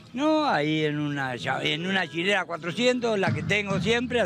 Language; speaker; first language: Spanish; native; Spanish